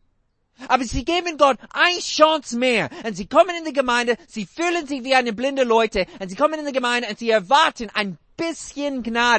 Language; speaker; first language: German; non-native, fluent; English